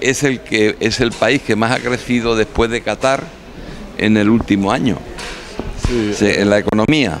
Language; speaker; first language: Spanish; native; Spanish